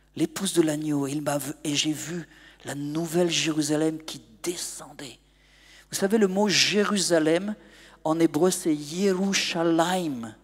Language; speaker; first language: French; native; French